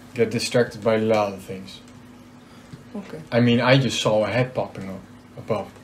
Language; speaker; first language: English; non-native, fluent; Dutch